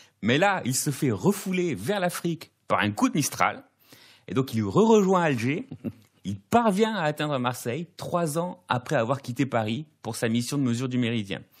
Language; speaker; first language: French; native; French